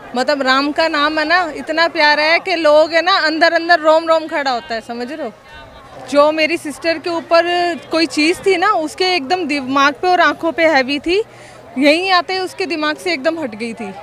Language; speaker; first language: Hindi; native; Hindi